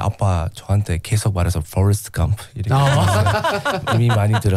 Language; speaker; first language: Korean; non-native, learner; English